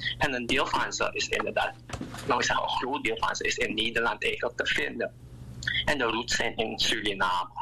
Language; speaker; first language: Dutch; native; Dutch